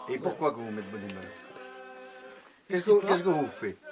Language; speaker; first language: French; native; French